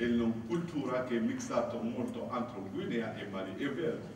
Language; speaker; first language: Italian; non-native, learner; Bambara